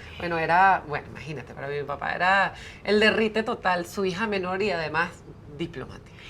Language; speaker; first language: Spanish; early bilingual, heritage; Spanish